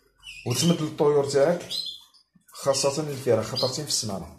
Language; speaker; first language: Arabic; native; Arabic